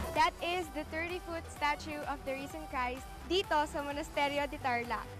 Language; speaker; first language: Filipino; non-native, local second language; Iloko